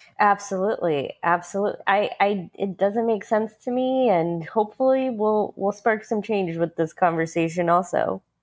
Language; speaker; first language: English; early bilingual, other home language; Russian